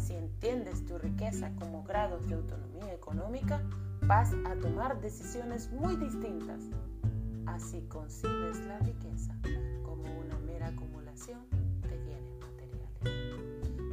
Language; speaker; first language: Spanish; native; Spanish